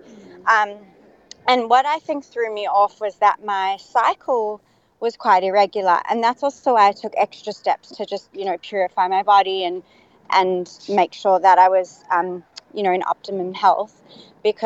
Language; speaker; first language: English; native; English